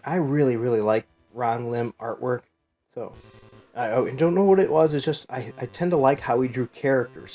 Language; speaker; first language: English; native; English